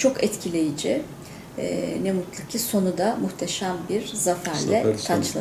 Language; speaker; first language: Turkish; native; Turkish